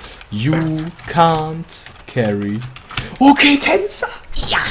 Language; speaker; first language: English; non-native, learner; German